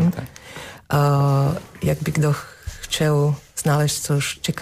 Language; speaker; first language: Polish; non-native, learner; Slovak